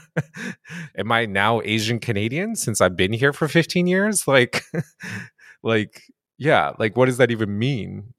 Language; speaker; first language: English; early bilingual, other home language; Japanese